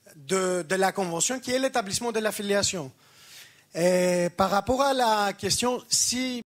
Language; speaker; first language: French; non-native, fluent; Greek